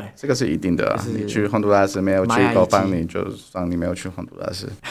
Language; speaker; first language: Chinese; non-native, fluent; Spanish